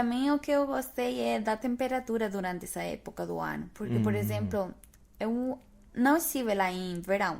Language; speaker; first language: Portuguese; non-native, fluent; Spanish